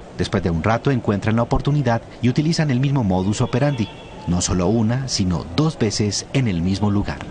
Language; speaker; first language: Spanish; native; Spanish